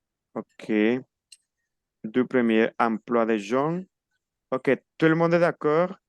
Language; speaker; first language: French; non-native, fluent; Spanish